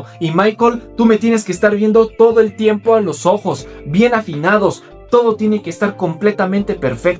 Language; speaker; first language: Spanish; native; Spanish